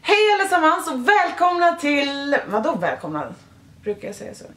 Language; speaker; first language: Swedish; native; Swedish